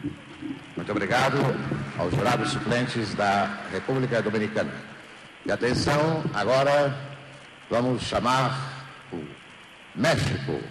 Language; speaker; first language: Portuguese; native; Portuguese